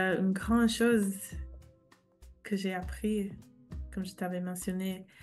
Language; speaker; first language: French; non-native, fluent; English